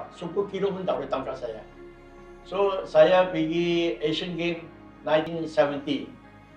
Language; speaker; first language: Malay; non-native, local second language; Chinese